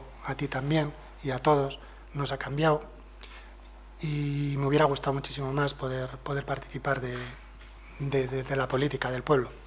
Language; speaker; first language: Spanish; non-native, local second language; Basque